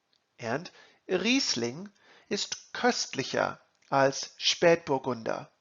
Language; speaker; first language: German; non-native, fluent; English